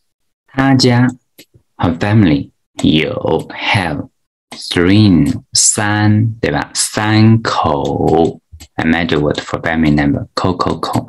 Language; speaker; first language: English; non-native, fluent; Chinese